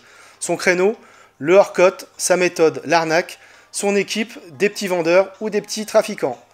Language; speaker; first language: French; native; French